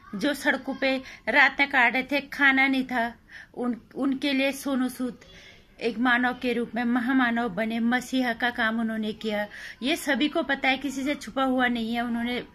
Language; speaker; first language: Hindi; native; Hindi